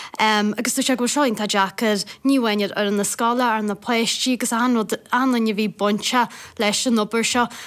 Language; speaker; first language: Irish; native; Irish